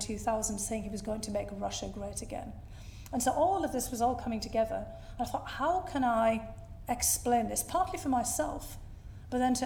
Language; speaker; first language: English; native; English